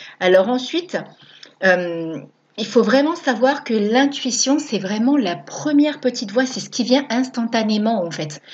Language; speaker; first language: French; native; French